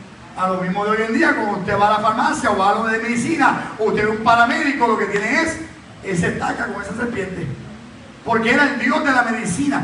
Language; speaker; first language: Spanish; native; Spanish